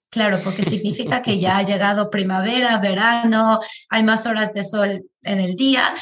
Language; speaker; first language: Spanish; non-native, fluent; Albanian